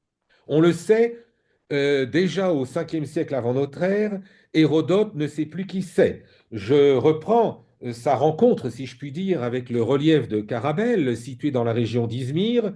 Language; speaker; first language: French; native; French